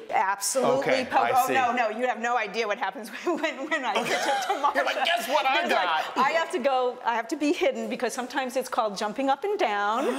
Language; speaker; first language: English; native; English